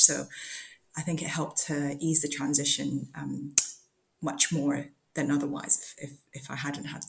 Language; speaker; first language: English; non-native, local second language; Cantonese